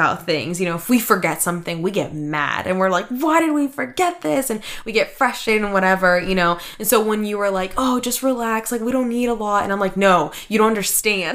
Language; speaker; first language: English; early bilingual, other home language; Russian